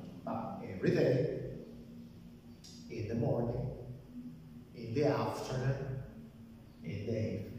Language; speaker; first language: English; non-native, fluent; Spanish